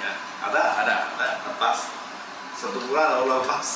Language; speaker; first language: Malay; non-native, local second language; Chinese